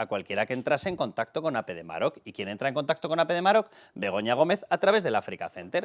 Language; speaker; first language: Spanish; native; Spanish